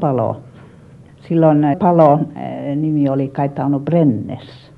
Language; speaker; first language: Finnish; non-native, local second language; Swedish